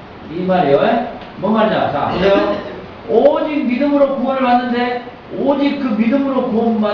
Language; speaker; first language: Korean; native; Korean